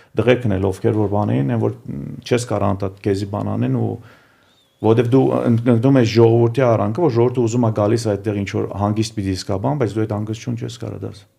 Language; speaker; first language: Armenian; early bilingual, heritage; Armenian